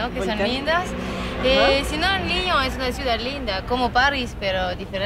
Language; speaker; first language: Spanish; non-native, learner; French